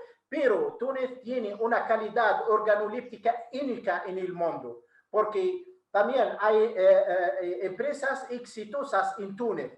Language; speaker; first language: Spanish; non-native, fluent; Arabic